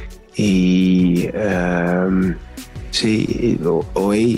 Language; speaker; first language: Spanish; non-native, learner; English